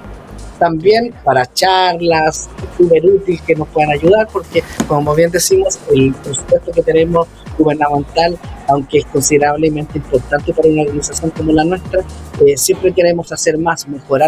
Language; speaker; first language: Spanish; native; Spanish